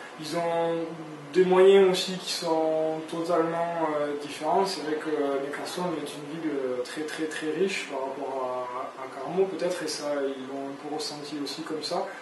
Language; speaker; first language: French; native; French